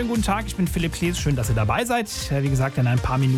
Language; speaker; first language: German; native; German